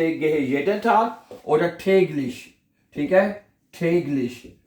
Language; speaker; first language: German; non-native, fluent; Urdu